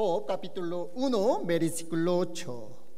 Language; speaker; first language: Spanish; non-native, learner; Korean